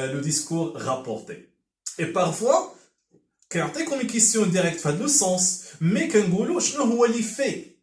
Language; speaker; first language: French; non-native, local second language; Arabic